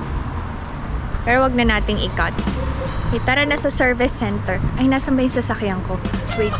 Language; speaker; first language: Filipino; native; Filipino